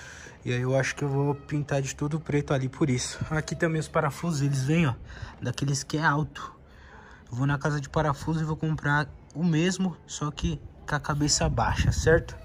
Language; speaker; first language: Portuguese; native; Portuguese